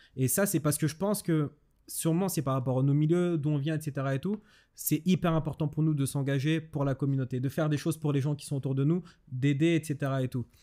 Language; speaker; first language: French; native; French